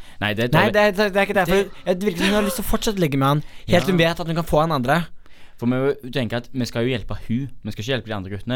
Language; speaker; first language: Norwegian; native; Norwegian